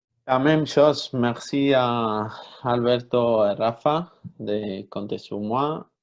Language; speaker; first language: French; non-native, fluent; Spanish